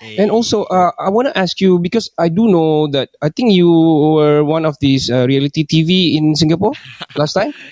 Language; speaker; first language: English; non-native, local second language; Malay